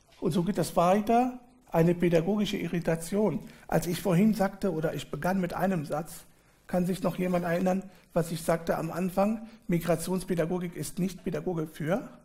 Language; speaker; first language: German; early bilingual, other home language; Arabic